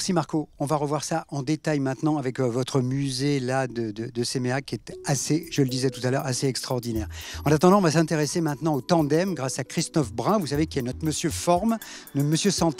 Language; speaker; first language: French; native; French